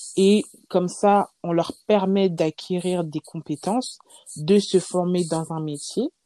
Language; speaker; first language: French; native; French